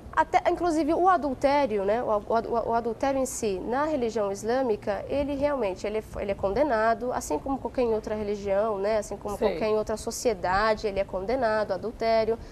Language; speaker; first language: Portuguese; native; Portuguese